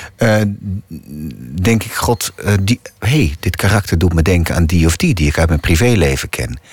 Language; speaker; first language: Dutch; non-native, local second language; Low German